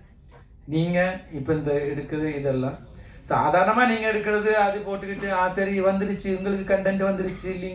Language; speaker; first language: Tamil; non-native, learner; Malayalam